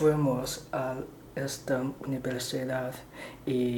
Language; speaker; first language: Spanish; non-native, learner; Chinese